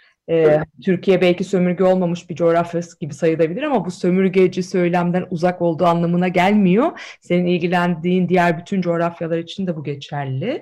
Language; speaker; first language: Turkish; native; Turkish